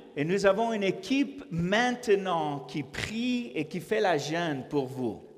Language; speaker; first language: French; non-native, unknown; English